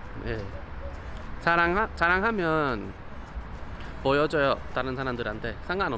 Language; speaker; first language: Korean; non-native, learner; Spanish